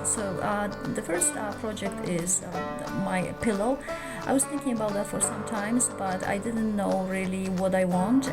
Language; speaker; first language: English; non-native, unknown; Polish